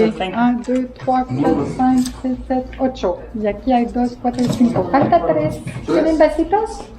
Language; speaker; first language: Spanish; non-native, learner; French